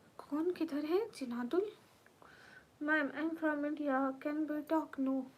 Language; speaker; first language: Urdu; non-native, local second language; Punjabi